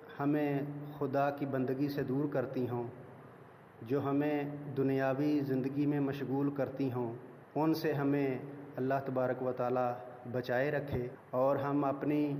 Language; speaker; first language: Urdu; non-native, local second language; Punjabi